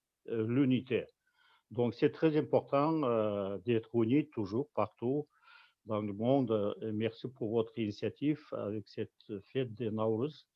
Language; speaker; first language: French; non-native, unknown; Kazakh